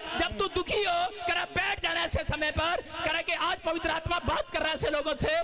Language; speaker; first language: Hindi; non-native, local second language; Punjabi